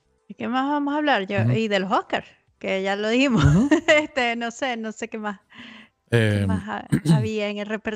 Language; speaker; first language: Spanish; native; Spanish